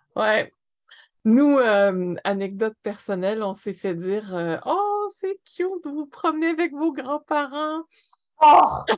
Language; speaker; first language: French; native; French